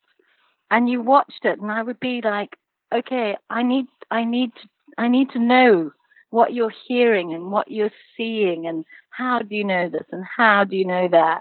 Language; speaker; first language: English; native; English